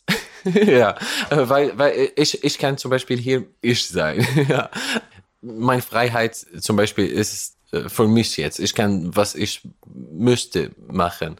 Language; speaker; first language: German; non-native, learner; Arabic